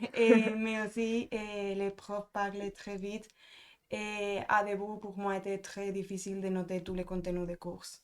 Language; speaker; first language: French; non-native, fluent; Spanish